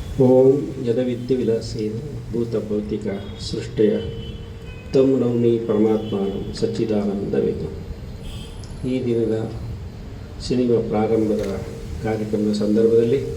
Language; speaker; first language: Kannada; native; Kannada